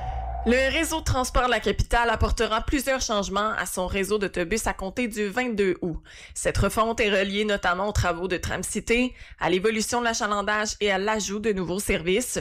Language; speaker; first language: French; native; French